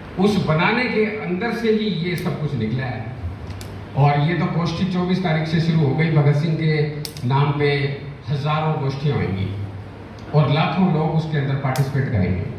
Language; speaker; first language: Hindi; native; Hindi